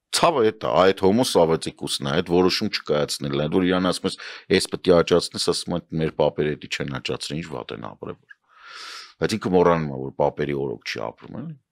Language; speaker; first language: Armenian; native; Armenian